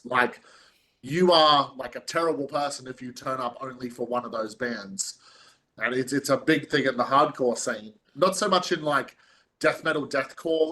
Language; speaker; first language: English; native; English